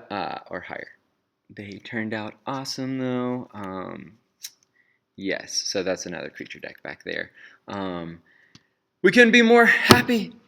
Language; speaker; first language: English; native; English